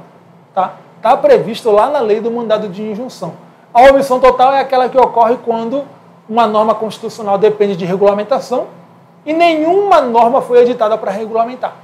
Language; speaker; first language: Portuguese; native; Portuguese